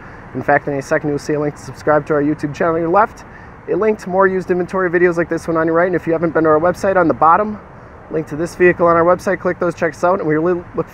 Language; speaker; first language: English; native; English